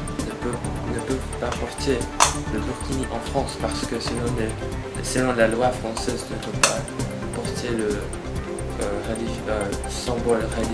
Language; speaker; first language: French; non-native, learner; English